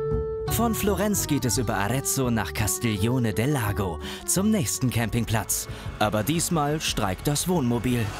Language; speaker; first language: German; native; German